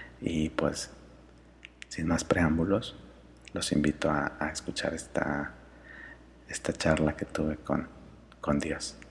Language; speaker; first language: Spanish; native; Spanish